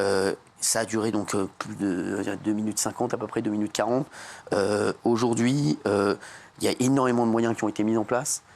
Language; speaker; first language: French; native; French